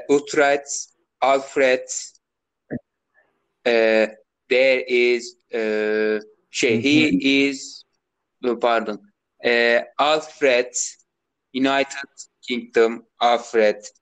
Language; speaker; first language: English; non-native, learner; Turkish